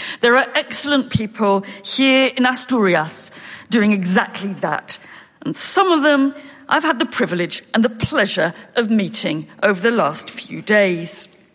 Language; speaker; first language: English; native; English